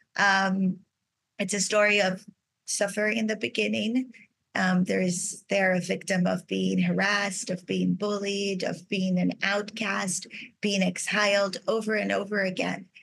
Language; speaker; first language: English; non-native, fluent; Portuguese